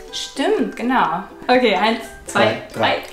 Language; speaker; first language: German; native; German